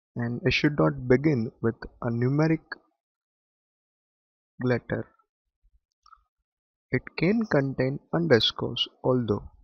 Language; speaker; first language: English; non-native, local second language; Gujarati